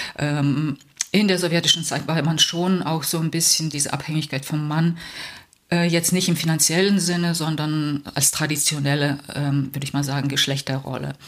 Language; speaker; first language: German; early bilingual, heritage; Plautdietsch